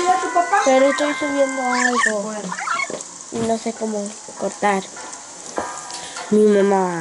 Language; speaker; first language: Spanish; native; Spanish